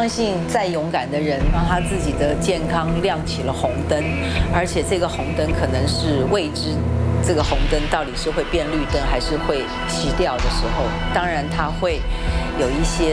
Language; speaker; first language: Chinese; native; Chinese